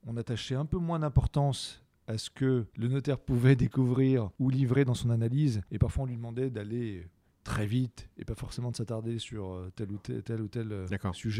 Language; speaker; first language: French; native; French